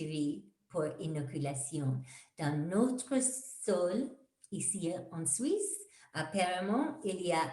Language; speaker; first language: French; non-native, fluent; English